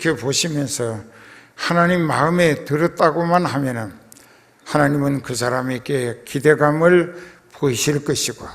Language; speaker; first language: Korean; native; Korean